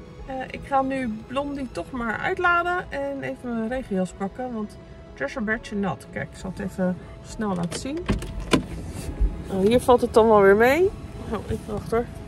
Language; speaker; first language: Dutch; native; Dutch